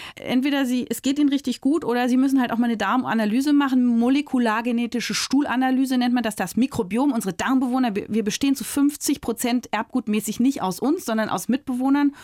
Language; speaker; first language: German; native; German